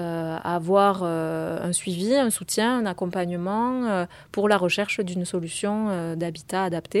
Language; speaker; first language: French; native; French